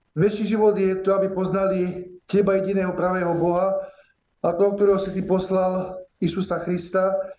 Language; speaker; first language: Slovak; native; Slovak